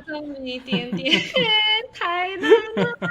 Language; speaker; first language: Chinese; non-native, learner; English